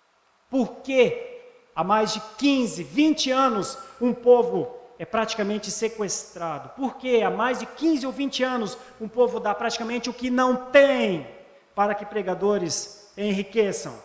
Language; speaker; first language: Portuguese; native; Portuguese